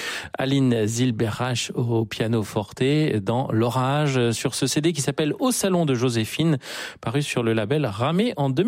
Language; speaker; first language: French; native; French